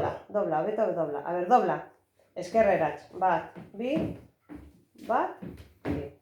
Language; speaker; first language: Basque; non-native, local second language; Spanish